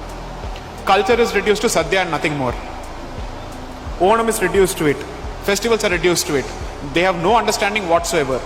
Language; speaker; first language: English; non-native, local second language; Tamil